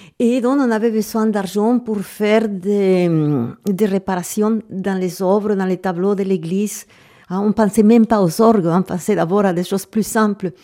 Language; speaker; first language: French; non-native, fluent; Spanish